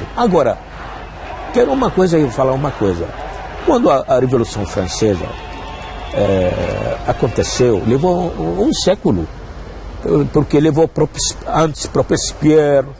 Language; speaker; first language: Portuguese; non-native, fluent; Arabic